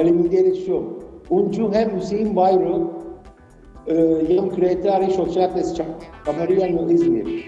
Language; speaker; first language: Albanian; non-native, learner; Turkish